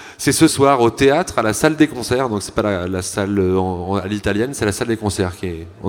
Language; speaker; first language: French; native; French